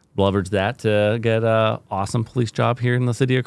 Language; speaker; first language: English; native; English